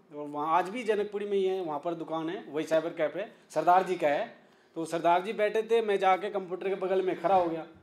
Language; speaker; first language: Hindi; native; Hindi